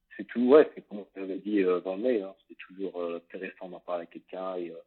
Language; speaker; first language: French; native; French